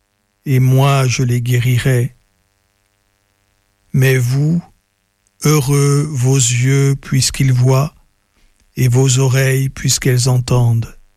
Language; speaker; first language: French; native; French